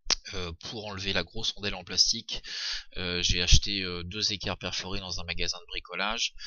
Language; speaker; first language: French; native; French